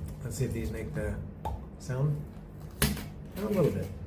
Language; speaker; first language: English; native; English